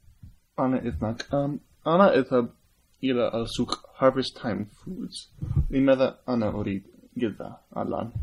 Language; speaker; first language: Arabic; non-native, learner; English